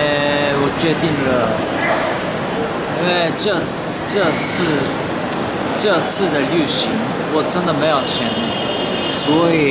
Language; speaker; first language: Chinese; non-native, learner; Japanese